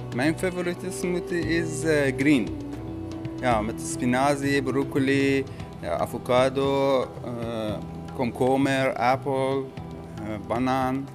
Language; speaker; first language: Dutch; non-native, learner; Persian